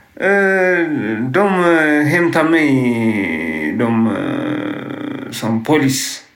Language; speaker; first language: Swedish; non-native, learner; Tigrinya